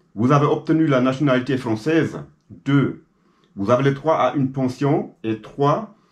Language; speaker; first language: French; non-native, fluent; German